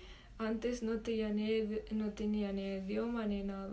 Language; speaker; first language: Spanish; non-native, learner; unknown